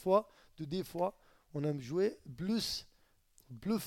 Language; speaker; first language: French; non-native, learner; Arabic